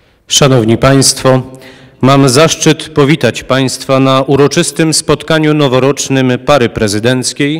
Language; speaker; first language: Polish; native; Polish